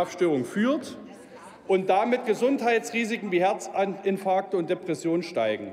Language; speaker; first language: German; native; German